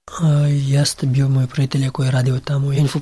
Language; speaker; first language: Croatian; non-native, learner; Pashto